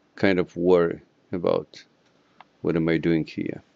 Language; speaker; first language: English; non-native, fluent; Polish